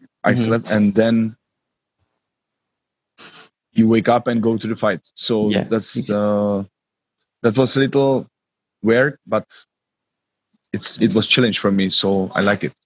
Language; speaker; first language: English; non-native, learner; Czech